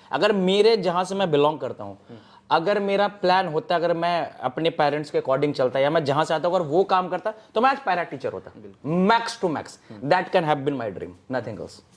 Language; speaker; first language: Hindi; native; Hindi